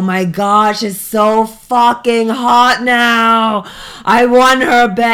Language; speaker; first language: English; native; English